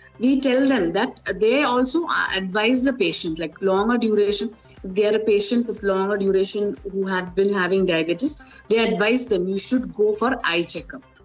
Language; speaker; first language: English; non-native, local second language; Malayalam